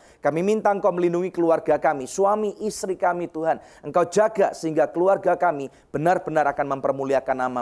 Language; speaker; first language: Indonesian; native; Indonesian